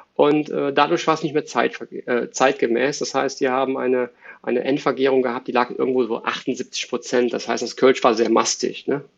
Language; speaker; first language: German; native; German